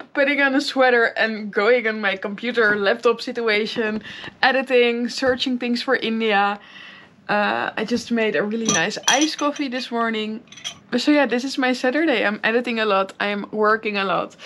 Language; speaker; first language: English; non-native, fluent; Dutch